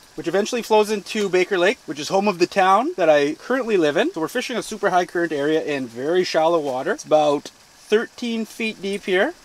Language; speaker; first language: English; native; English